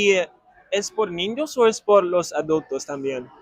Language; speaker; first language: Spanish; non-native, learner; English